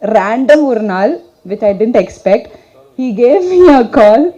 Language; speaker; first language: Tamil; non-native, learner; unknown